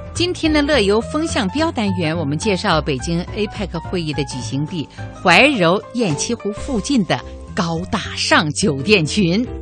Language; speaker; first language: Chinese; native; Chinese